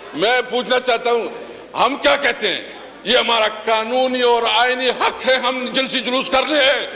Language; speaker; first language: Urdu; non-native, local second language; Pashto